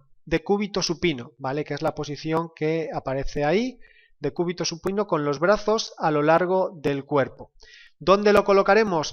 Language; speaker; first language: Spanish; native; Spanish